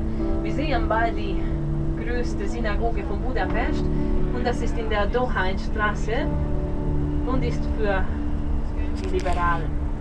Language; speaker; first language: German; non-native, fluent; Hungarian